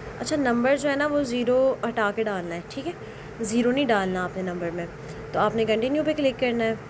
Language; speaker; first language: Urdu; native; Urdu